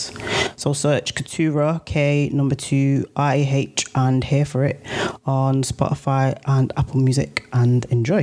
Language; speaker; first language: English; native; English